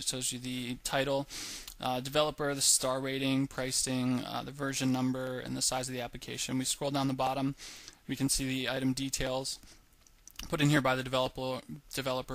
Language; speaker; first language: English; native; English